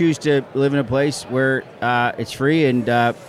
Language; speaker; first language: English; native; English